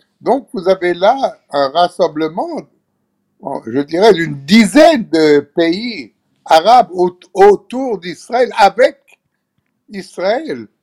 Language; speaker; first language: French; non-native, fluent; Hebrew